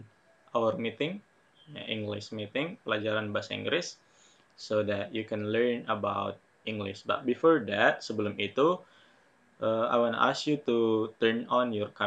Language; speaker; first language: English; non-native, fluent; Indonesian